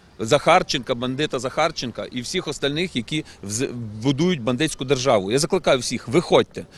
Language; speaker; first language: Ukrainian; native; Ukrainian